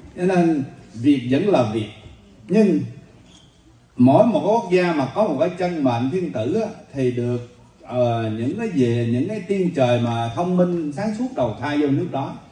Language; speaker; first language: Vietnamese; native; Vietnamese